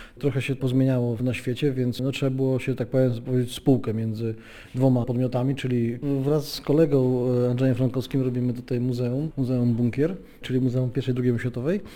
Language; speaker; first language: Polish; native; Polish